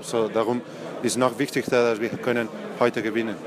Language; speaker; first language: German; non-native, learner; Spanish